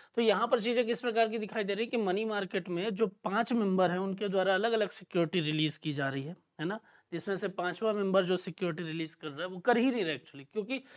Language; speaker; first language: Hindi; native; Hindi